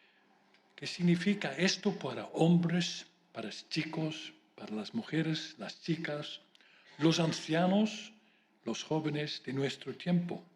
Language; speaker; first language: Spanish; non-native, fluent; Dutch